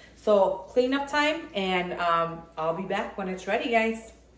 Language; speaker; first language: English; early bilingual, other home language; Spanish